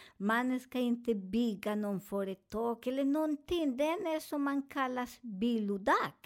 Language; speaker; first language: Swedish; non-native, learner; Spanish